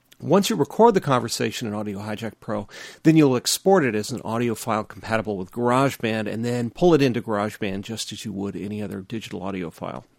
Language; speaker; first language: English; native; English